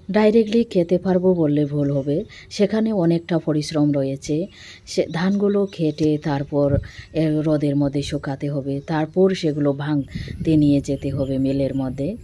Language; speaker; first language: Bangla; non-native, local second language; Bodo